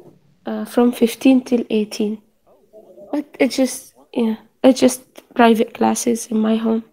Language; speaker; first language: English; non-native, fluent; Arabic